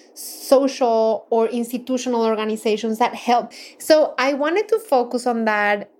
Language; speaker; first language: English; non-native, fluent; Spanish